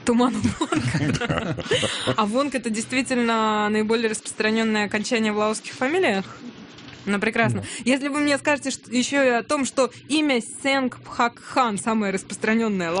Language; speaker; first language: Russian; native; Russian